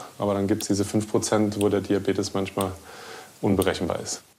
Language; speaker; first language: German; native; German